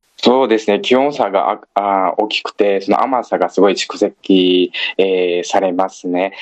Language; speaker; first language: Japanese; non-native, fluent; Uyghur